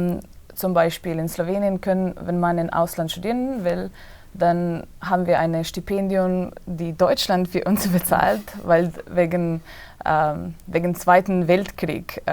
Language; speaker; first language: German; non-native, fluent; Slovenian